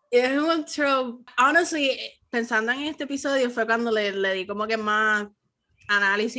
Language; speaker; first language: Spanish; early bilingual, heritage; Spanish